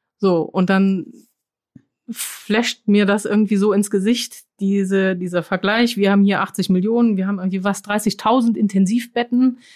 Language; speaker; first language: German; non-native, fluent; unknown